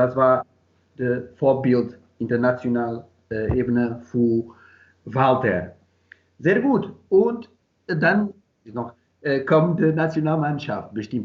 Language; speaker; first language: German; non-native, learner; Portuguese